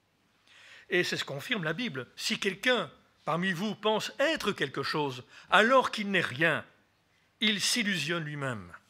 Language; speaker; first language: French; native; French